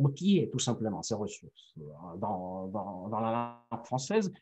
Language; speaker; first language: French; non-native, fluent; Georgian